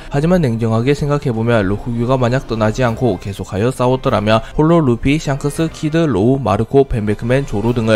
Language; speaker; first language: Korean; native; Korean